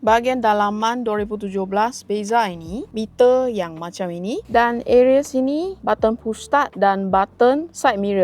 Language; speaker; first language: Malay; native; Malay